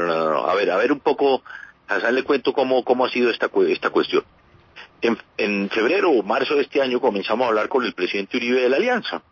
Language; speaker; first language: Spanish; native; Spanish